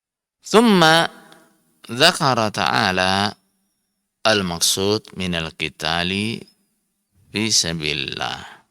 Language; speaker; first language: Arabic; non-native, fluent; Indonesian